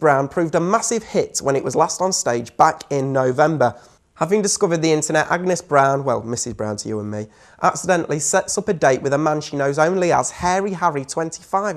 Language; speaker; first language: English; native; English